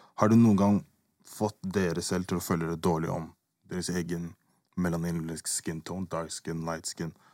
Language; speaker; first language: Norwegian; early bilingual, other home language; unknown